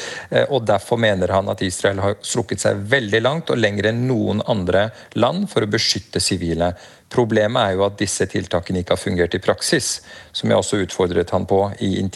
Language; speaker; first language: Norwegian; native; Norwegian